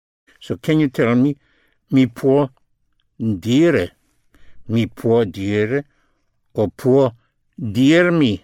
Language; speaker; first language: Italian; non-native, fluent; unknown